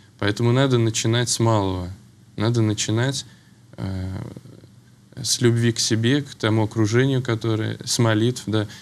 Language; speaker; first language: Russian; native; Russian